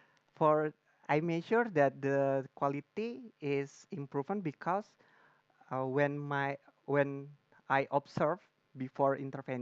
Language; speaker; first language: English; non-native, learner; Indonesian